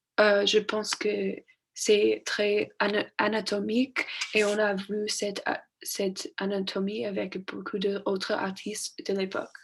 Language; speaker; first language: French; non-native, learner; English